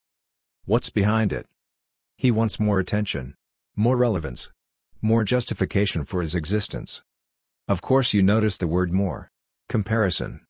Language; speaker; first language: English; non-native, fluent; Hungarian